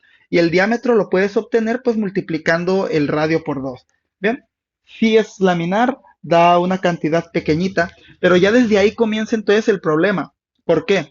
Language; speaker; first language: Spanish; native; Spanish